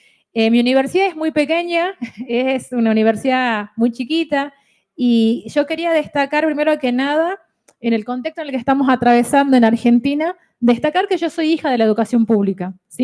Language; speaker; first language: Spanish; native; Spanish